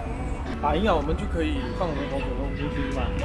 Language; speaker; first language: Chinese; native; Chinese